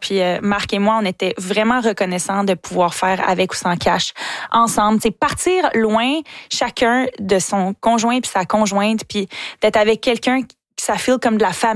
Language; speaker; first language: French; native; French